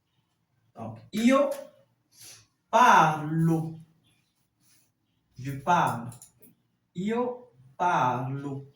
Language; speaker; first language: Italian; non-native, fluent; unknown